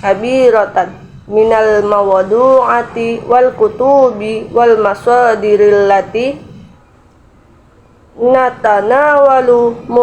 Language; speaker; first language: Arabic; non-native, learner; Indonesian